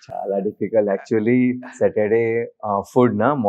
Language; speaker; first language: Telugu; non-native, local second language; Hindi